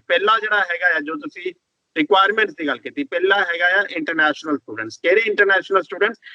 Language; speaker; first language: Punjabi; early bilingual, heritage; Punjabi